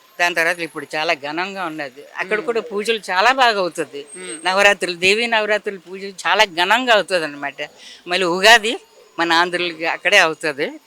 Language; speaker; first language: Telugu; early bilingual, heritage; Telugu